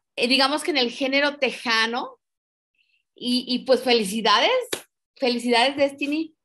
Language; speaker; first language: Spanish; native; Spanish